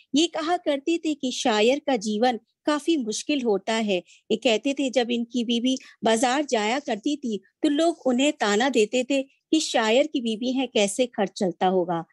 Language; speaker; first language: Hindi; native; Hindi